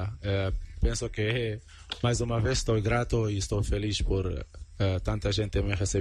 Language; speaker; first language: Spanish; non-native, learner; Portuguese